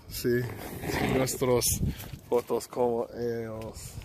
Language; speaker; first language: Spanish; non-native, learner; English